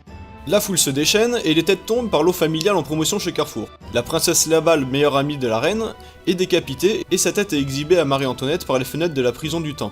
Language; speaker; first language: French; native; French